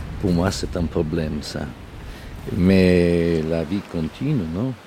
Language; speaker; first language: French; non-native, learner; Italian